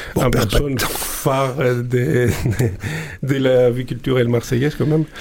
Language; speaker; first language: French; non-native, fluent; Greek